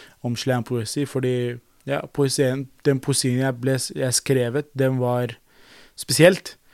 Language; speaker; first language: Norwegian; non-native, fluent; Arabic